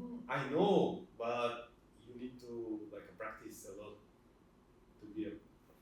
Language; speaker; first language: English; non-native, fluent; Russian